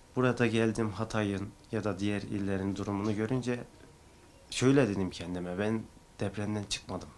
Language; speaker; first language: Turkish; native; Turkish